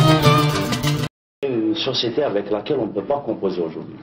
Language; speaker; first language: French; non-native, local second language; Kabyle